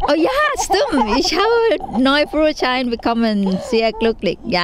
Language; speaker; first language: German; non-native, learner; Thai